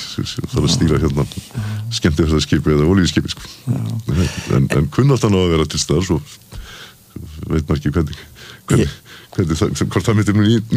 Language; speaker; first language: Icelandic; native; Icelandic